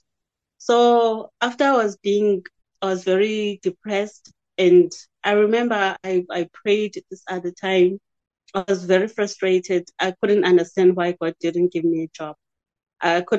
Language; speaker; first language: English; non-native, local second language; Xhosa